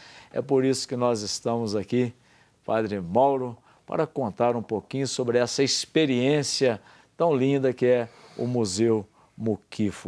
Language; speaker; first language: Portuguese; native; Portuguese